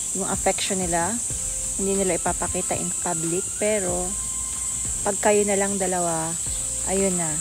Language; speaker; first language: Filipino; native; Filipino